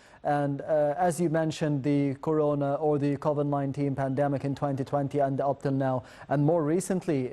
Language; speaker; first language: English; non-native, fluent; Arabic